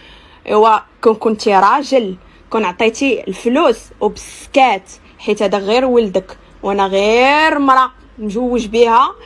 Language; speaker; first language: Arabic; native; Arabic